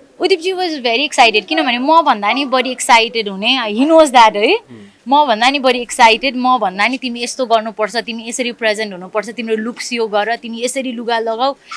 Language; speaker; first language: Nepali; native; Nepali